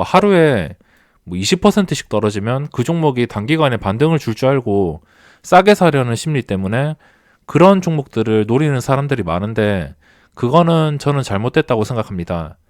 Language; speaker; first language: Korean; native; Korean